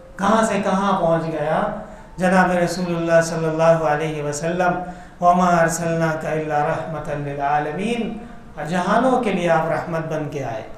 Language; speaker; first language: Urdu; non-native, local second language; Pashto